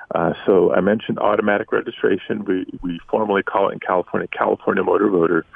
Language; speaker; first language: English; native; English